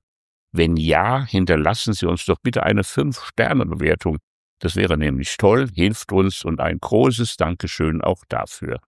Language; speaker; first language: German; native; German